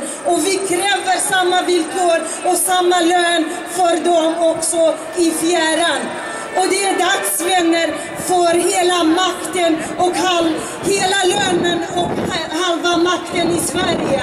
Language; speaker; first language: Swedish; non-native, fluent; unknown